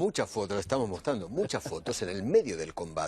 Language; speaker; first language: Spanish; native; Spanish